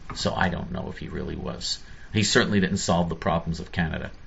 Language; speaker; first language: English; native; English